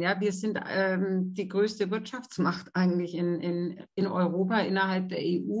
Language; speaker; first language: German; native; German